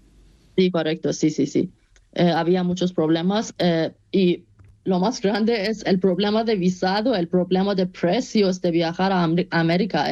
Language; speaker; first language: Spanish; non-native, fluent; Persian